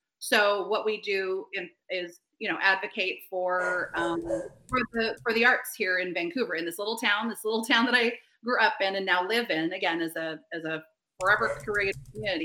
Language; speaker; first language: English; native; English